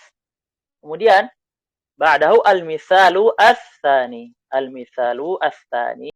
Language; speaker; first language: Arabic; non-native, fluent; Indonesian